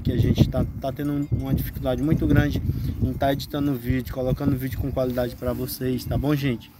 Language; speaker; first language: Portuguese; native; Portuguese